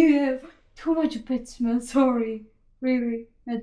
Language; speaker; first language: English; non-native, learner; Georgian